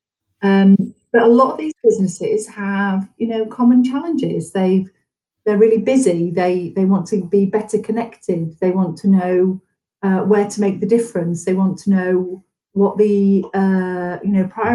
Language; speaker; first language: English; native; English